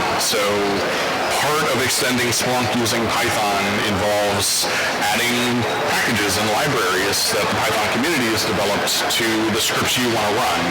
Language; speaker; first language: English; native; English